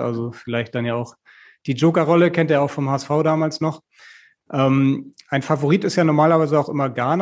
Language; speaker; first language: German; native; German